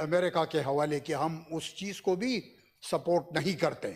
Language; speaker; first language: Urdu; non-native, local second language; Pashto